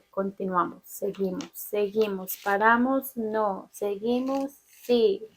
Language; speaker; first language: Spanish; early bilingual, heritage; Spanish